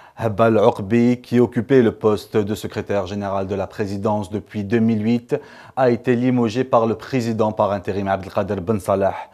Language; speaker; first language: French; non-native, local second language; Arabic